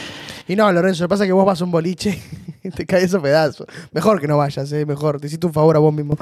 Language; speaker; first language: Spanish; native; Spanish